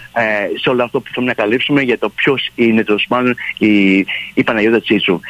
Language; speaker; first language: Greek; early bilingual, heritage; Greek